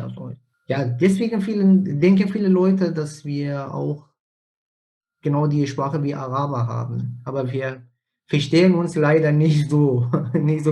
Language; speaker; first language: German; non-native, fluent; Persian